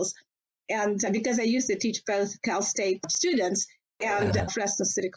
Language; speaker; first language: English; non-native, local second language; Filipino